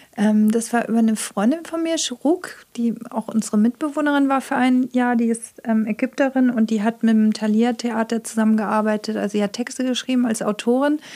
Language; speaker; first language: German; native; German